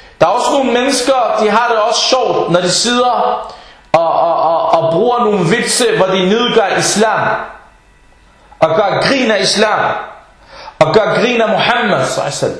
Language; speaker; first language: Danish; early bilingual, other home language; Arabic